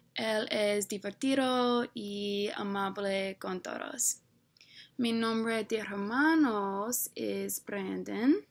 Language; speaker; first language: Spanish; non-native, learner; English